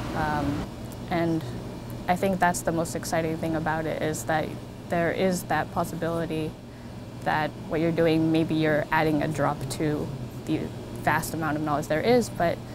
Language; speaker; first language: English; native; English